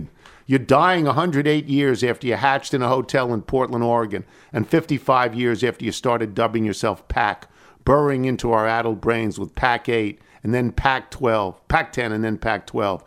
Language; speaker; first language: English; native; English